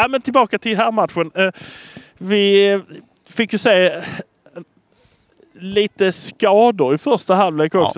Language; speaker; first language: Swedish; native; Swedish